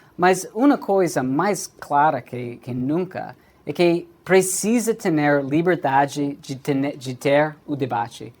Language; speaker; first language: Portuguese; non-native, fluent; English